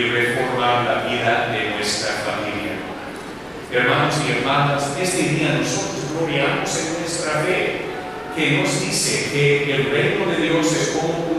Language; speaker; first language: Spanish; non-native, learner; English